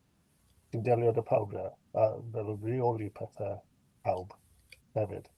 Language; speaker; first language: Welsh; native; Welsh